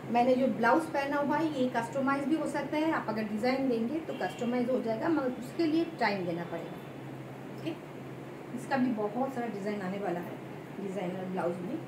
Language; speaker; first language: Hindi; non-native, local second language; Bangla